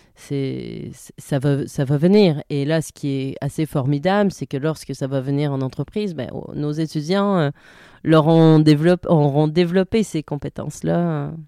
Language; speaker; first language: French; native; French